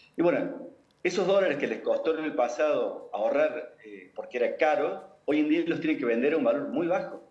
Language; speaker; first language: Spanish; native; Spanish